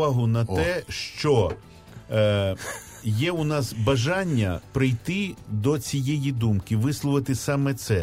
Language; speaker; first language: Ukrainian; native; Ukrainian